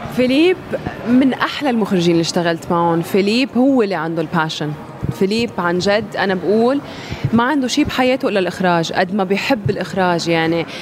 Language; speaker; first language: Arabic; non-native, fluent; English